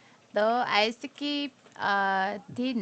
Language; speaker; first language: English; non-native, learner; Korean